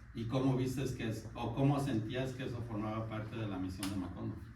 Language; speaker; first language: Spanish; early bilingual, other home language; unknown